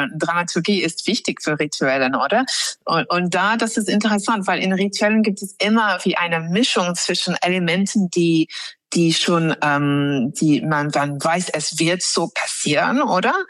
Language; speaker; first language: German; non-native, fluent; English